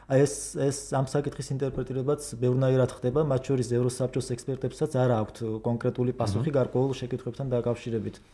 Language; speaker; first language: Georgian; non-native, local second language; Kurdish